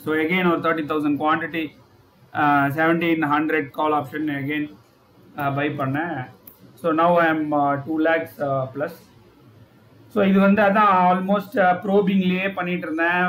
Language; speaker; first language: Tamil; native; Tamil